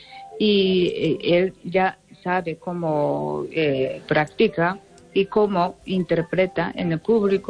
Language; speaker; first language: Spanish; non-native, learner; Japanese